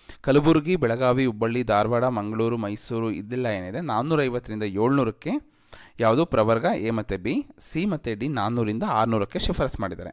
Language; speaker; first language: Kannada; native; Kannada